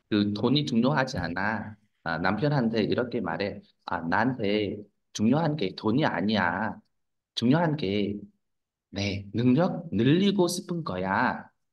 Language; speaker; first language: Korean; non-native, fluent; Vietnamese